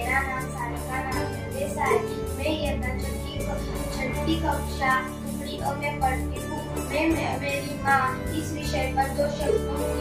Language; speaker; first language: Hindi; non-native, local second language; Marathi